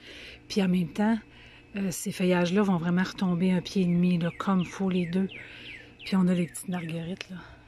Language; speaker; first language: French; native; French